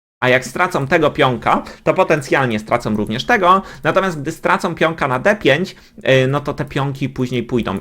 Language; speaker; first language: Polish; native; Polish